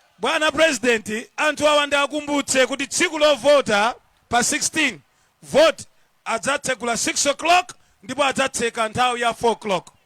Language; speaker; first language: Nyanja; non-native, local second language; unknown